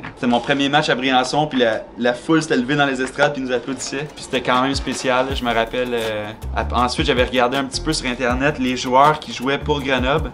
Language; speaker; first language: French; native; French